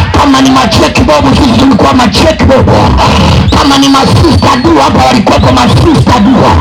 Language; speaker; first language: Swahili; native; Swahili